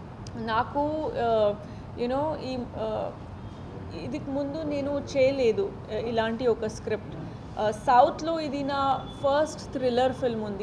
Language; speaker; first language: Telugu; non-native, learner; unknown